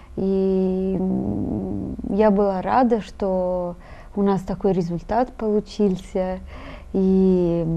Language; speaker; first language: Russian; non-native, fluent; Italian